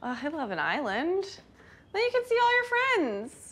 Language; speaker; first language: English; native; English